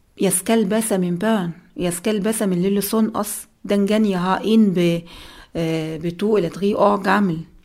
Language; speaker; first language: Danish; non-native, learner; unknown